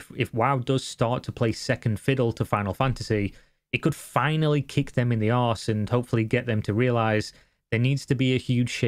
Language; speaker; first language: English; native; English